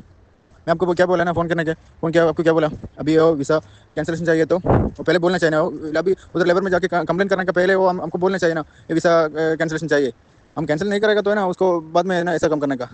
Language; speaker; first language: Hindi; non-native, learner; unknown